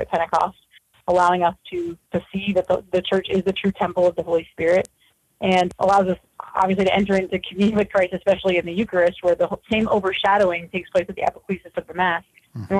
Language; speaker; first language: English; native; English